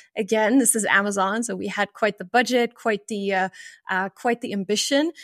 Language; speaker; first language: English; non-native, fluent; French